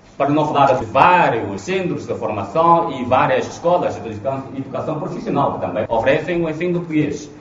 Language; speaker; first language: Portuguese; non-native, fluent; Chinese